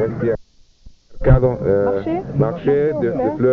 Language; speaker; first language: French; early bilingual, heritage; Spanish